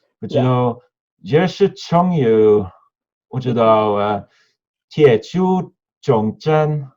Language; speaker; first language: Chinese; non-native, learner; Norwegian